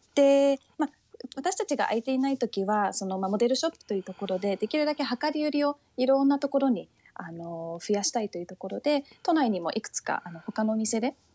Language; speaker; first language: Japanese; early bilingual, heritage; Japanese